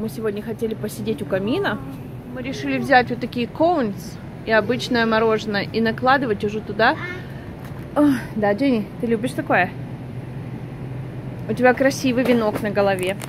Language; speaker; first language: Russian; native; Russian